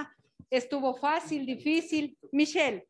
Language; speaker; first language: Spanish; native; Spanish